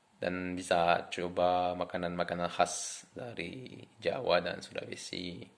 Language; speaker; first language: Indonesian; non-native, fluent; French